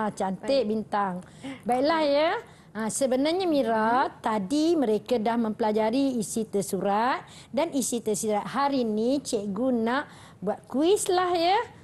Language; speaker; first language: Malay; native; Malay